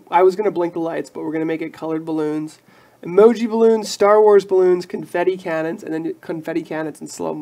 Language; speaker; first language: English; native; English